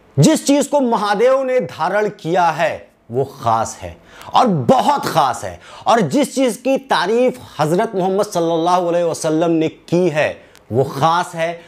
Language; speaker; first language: Hindi; native; Hindi